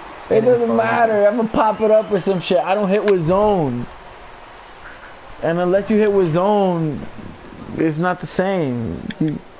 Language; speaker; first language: English; early bilingual, other home language; Spanish